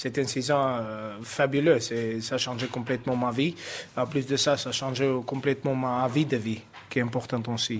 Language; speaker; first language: French; non-native, fluent; Afrikaans